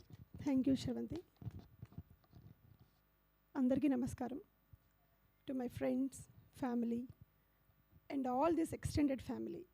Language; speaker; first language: Telugu; native; Telugu